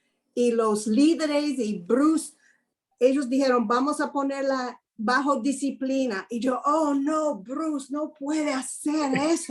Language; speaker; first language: Spanish; non-native, fluent; English